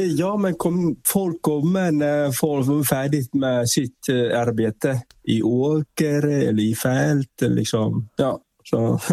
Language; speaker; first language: Swedish; non-native, fluent; Vietnamese